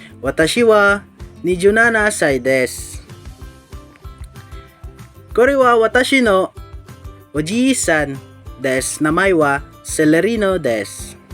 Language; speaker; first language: Japanese; non-native, learner; Hiligaynon